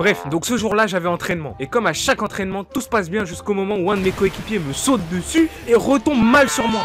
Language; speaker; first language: French; native; French